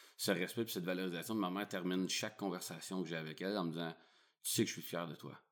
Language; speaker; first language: French; native; French